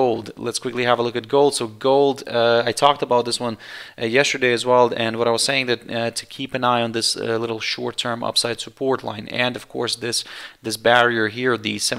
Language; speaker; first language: English; non-native, fluent; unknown